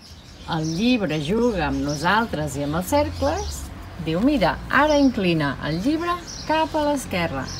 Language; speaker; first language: Catalan; native; Catalan